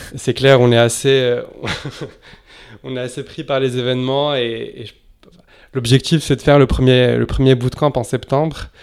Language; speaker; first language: French; non-native, local second language; Arabic